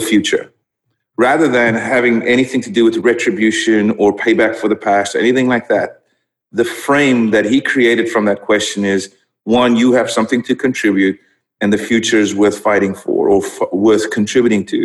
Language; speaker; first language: English; non-native, local second language; Dutch